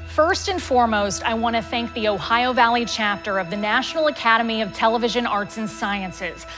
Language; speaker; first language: English; native; English